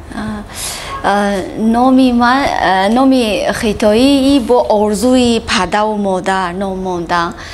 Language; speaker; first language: Tajik; non-native, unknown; Chinese